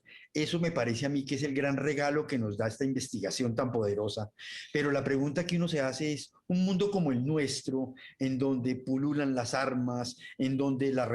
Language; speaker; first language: Spanish; native; Spanish